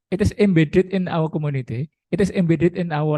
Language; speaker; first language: English; non-native, learner; Indonesian